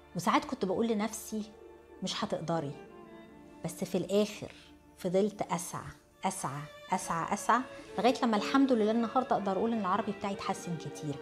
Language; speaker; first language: Arabic; early bilingual, heritage; Arabic